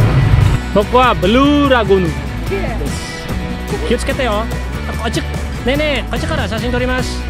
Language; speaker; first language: Japanese; non-native, fluent; Indonesian